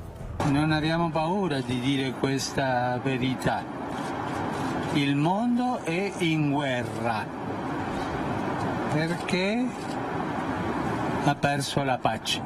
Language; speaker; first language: Italian; non-native, fluent; Spanish